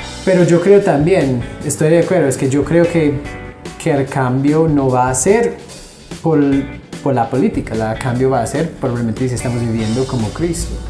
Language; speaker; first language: Spanish; non-native, fluent; English